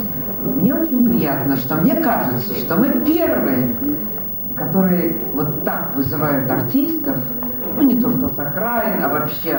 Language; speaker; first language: Russian; native; Russian